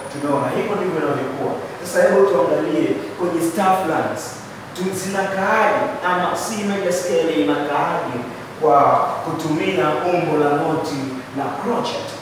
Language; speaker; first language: Swahili; native; Swahili